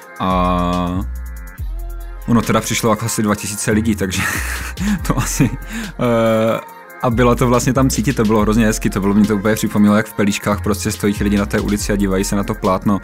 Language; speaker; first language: Czech; native; Czech